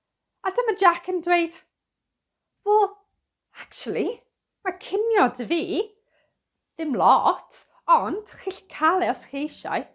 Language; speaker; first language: Welsh; non-native, fluent; English